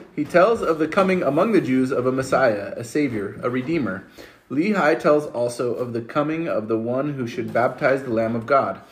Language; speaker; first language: English; native; English